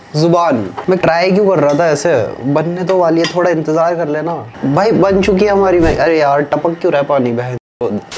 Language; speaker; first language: Hindi; native; Hindi